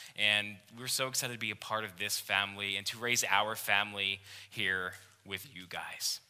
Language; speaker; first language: English; native; English